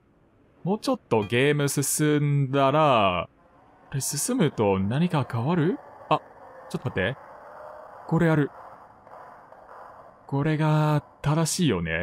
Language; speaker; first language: Japanese; non-native, fluent; English